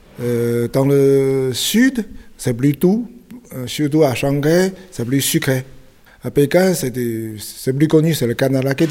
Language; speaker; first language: French; non-native, fluent; Chinese